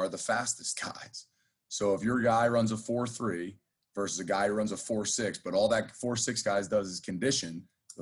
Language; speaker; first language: English; native; English